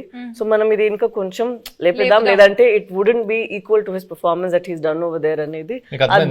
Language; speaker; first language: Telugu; non-native, fluent; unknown